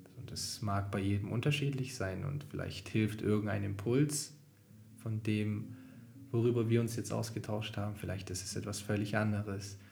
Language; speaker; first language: German; early bilingual, other home language; Albanian